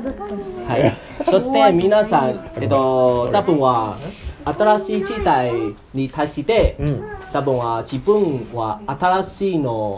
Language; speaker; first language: Japanese; non-native, learner; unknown